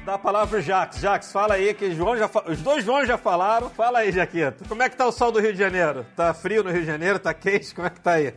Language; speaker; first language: Portuguese; native; Portuguese